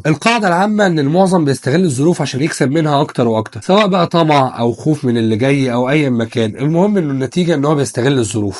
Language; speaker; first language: Arabic; native; Arabic